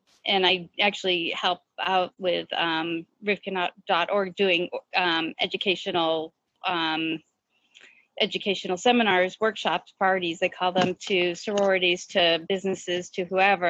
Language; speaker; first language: English; native; English